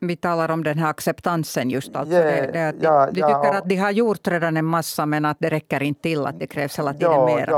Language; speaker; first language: Swedish; native; Swedish